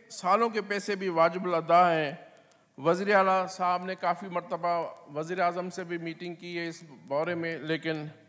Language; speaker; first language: Urdu; non-native, local second language; Sindhi